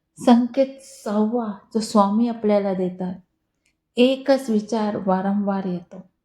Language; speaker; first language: Marathi; non-native, local second language; Hindi